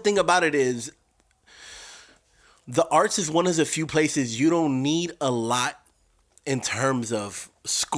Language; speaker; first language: English; native; English